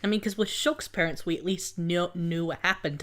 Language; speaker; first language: English; native; English